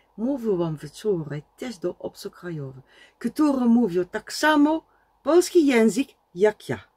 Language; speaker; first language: Polish; non-native, learner; Dutch